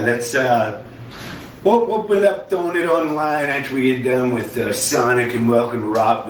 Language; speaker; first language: English; native; English